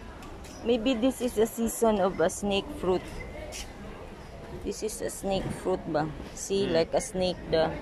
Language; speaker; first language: English; non-native, local second language; Filipino